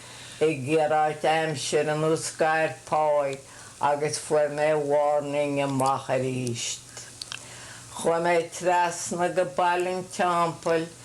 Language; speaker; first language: Irish; native; Irish